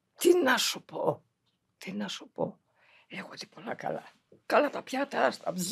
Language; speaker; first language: Greek; early bilingual, heritage; Greek